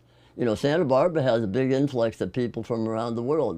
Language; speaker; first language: English; native; English